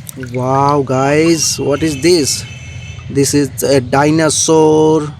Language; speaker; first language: English; non-native, learner; Indonesian